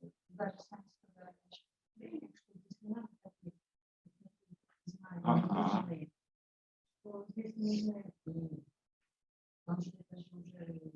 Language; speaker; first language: Russian; non-native, local second language; Kyrgyz